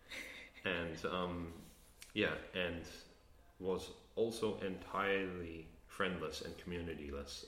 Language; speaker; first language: English; native; English